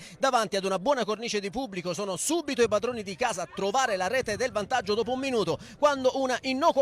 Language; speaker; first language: Italian; native; Italian